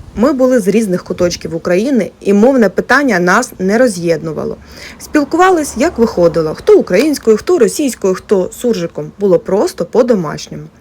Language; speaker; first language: Ukrainian; native; Ukrainian